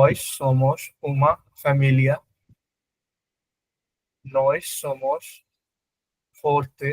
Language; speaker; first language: Portuguese; non-native, learner; Hindi